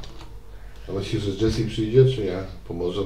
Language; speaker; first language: Polish; native; Polish